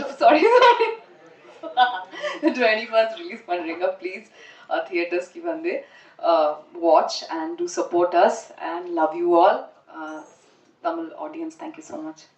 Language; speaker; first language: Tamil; non-native, learner; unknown